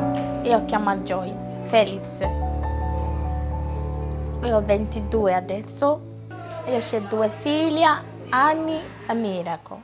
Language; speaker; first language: Italian; non-native, learner; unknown